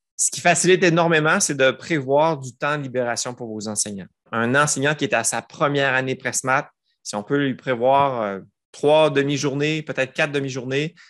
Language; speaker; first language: French; native; French